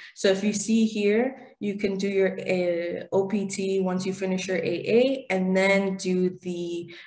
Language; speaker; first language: English; early bilingual, other home language; Spanish